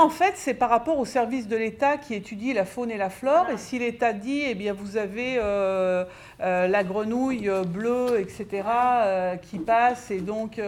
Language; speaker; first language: French; native; French